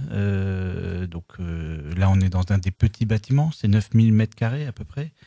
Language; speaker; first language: French; native; French